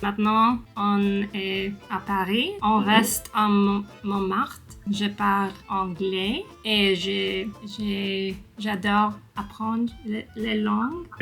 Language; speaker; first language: French; non-native, learner; English